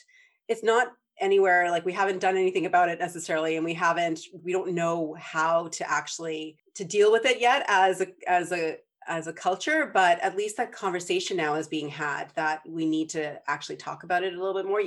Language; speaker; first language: English; native; English